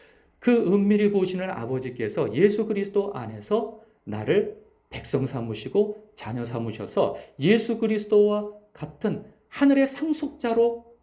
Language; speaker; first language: Korean; native; Korean